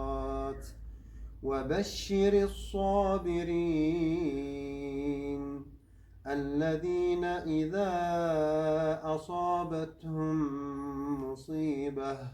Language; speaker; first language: Arabic; native; Arabic